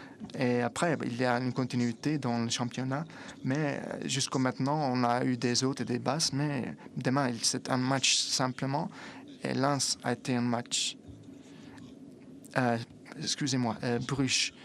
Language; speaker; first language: French; non-native, fluent; Italian